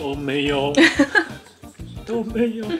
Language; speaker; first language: Chinese; non-native, learner; German